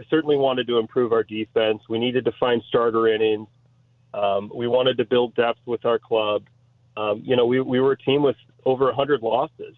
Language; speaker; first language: English; native; English